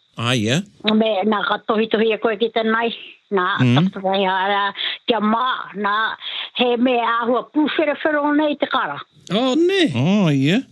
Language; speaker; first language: Māori; native; Māori